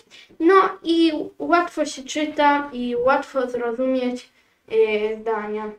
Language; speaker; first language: Polish; early bilingual, heritage; Polish